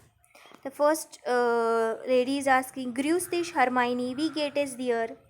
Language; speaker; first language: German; non-native, fluent; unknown